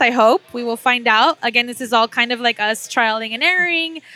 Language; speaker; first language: English; early bilingual, other home language; Spanish